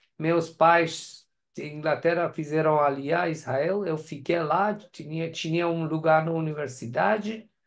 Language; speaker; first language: Portuguese; non-native, learner; Persian